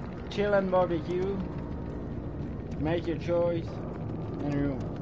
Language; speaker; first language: English; non-native, learner; French